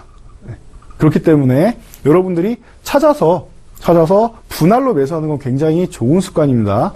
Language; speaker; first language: Korean; native; Korean